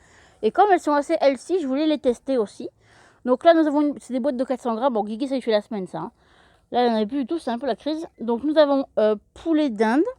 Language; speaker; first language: French; native; French